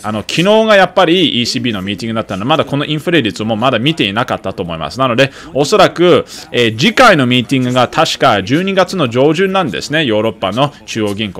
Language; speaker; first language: Japanese; early bilingual, other home language; English